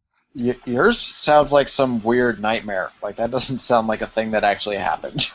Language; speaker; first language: English; native; English